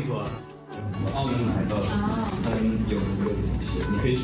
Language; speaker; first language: Chinese; non-native, fluent; Japanese